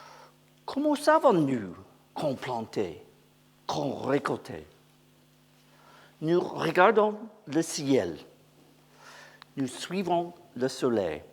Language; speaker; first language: French; non-native, learner; English